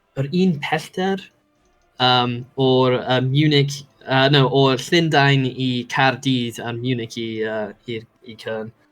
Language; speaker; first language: Welsh; non-native, local second language; English